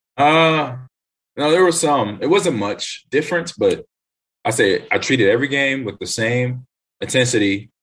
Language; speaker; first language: English; native; English